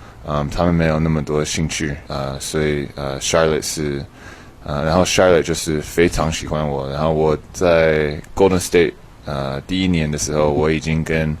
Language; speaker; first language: Chinese; early bilingual, heritage; English